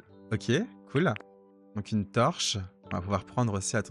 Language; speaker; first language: French; native; French